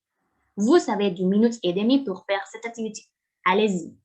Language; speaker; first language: French; non-native, fluent; Spanish